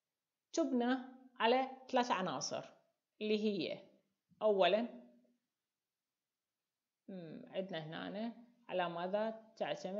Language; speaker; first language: Arabic; native; Arabic